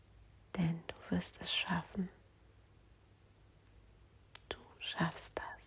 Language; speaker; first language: German; native; German